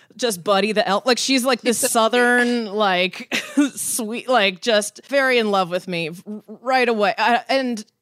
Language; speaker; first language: English; early bilingual, other home language; Persian